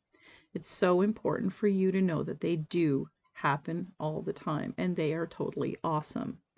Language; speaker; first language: English; native; English